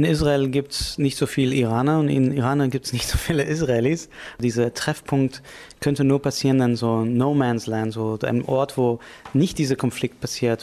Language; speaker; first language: German; non-native, fluent; Hebrew